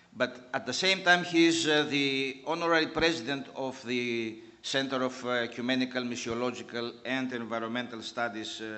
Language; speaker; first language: English; non-native, fluent; Greek